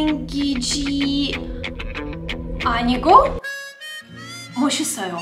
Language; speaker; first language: Korean; non-native, learner; Russian